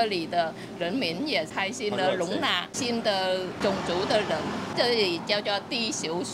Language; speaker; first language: Chinese; non-native, fluent; Vietnamese